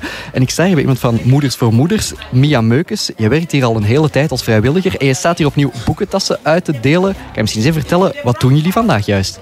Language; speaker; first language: Dutch; native; Dutch